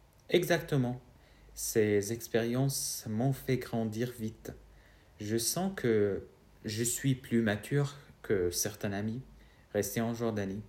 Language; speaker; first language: French; non-native, fluent; Arabic